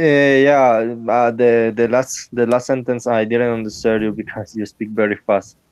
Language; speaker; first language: English; non-native, learner; Spanish